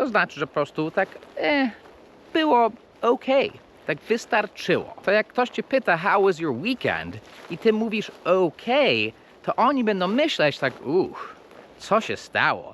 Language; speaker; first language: Polish; non-native, fluent; English